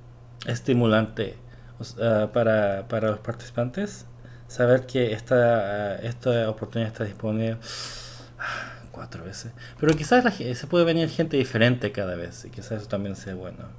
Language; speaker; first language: Spanish; non-native, fluent; Korean